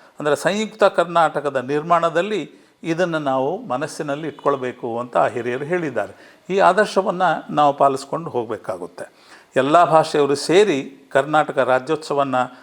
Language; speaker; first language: Kannada; non-native, local second language; Urdu